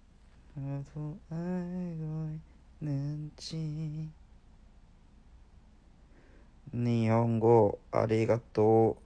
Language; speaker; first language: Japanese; non-native, learner; Korean